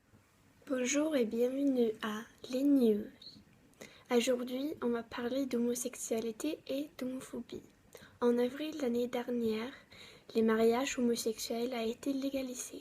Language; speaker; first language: French; non-native, learner; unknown